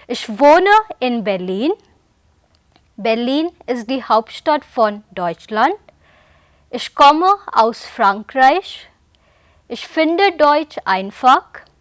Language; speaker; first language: German; non-native, fluent; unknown